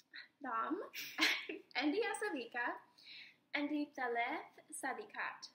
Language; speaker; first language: Arabic; non-native, learner; English